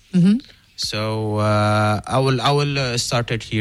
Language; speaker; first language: English; non-native, learner; Arabic